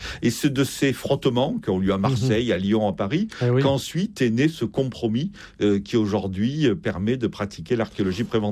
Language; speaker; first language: French; native; French